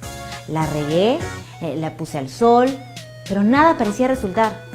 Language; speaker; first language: Spanish; native; Spanish